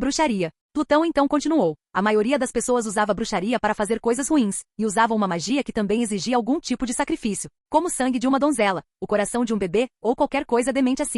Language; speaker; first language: Portuguese; native; Portuguese